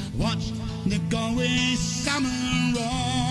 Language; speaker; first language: English; native; English